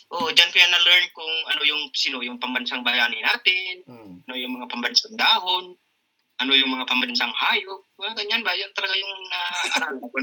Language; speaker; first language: Filipino; non-native, local second language; Hiligaynon